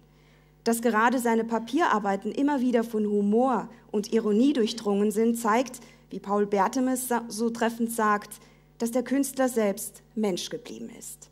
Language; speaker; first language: German; native; German